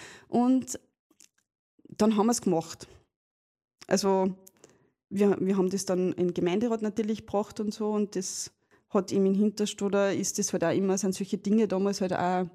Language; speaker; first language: German; native; German